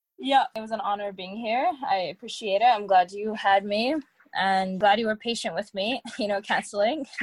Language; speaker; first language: English; early bilingual, other home language; Tigrinya